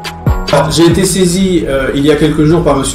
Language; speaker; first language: French; native; French